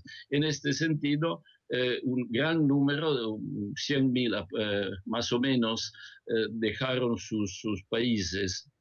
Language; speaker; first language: Spanish; non-native, fluent; Italian